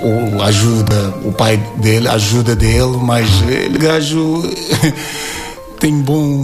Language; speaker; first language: Portuguese; non-native, learner; Yoruba